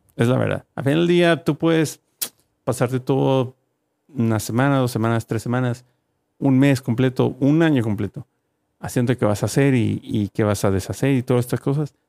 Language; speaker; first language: Spanish; native; Spanish